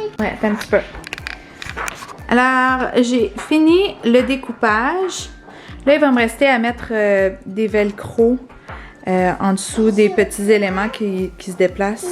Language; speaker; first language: French; native; French